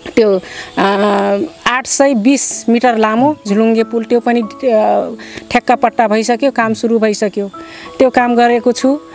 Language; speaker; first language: Nepali; non-native, local second language; Dangaura Tharu